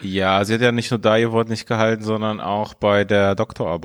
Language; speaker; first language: German; early bilingual, other home language; Persian